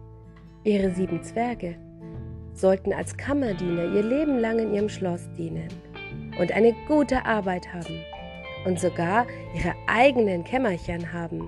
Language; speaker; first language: German; native; German